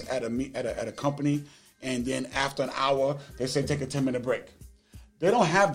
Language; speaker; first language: English; native; English